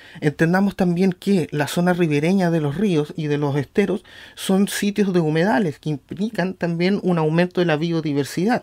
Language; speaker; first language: Spanish; native; Spanish